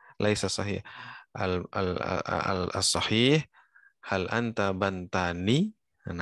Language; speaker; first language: Arabic; non-native, fluent; Indonesian